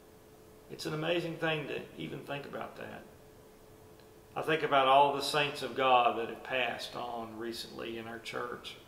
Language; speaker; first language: English; native; English